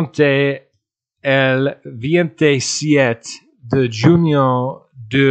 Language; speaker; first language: Spanish; non-native, learner; English